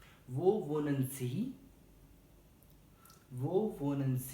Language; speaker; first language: German; non-native, learner; Hindi